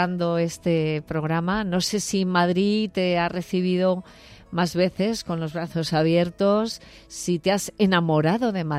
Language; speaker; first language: Spanish; native; Spanish